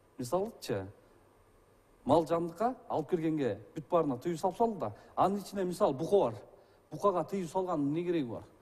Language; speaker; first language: Kyrgyz; native; Kyrgyz